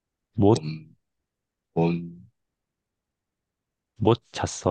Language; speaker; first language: Korean; non-native, fluent; Chinese